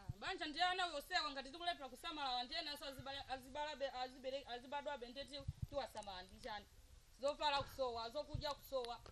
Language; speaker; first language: Nyanja; non-native, local second language; Yao